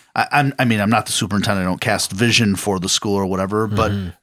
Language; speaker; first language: English; native; English